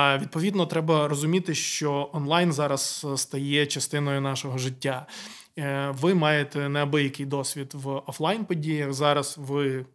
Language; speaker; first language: Ukrainian; native; Ukrainian